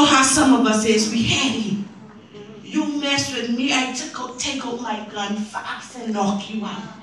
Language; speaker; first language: English; native; English